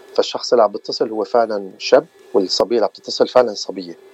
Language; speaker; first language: Arabic; native; Arabic